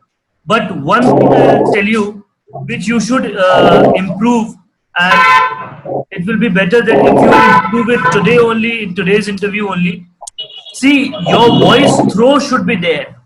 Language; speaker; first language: English; non-native, local second language; Hindi